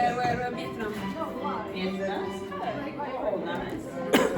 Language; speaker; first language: English; non-native, learner; Italian